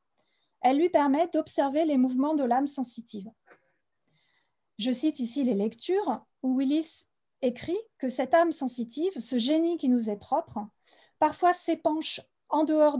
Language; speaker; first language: French; native; French